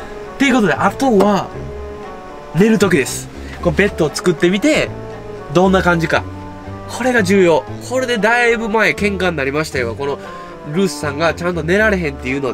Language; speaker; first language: Japanese; native; Japanese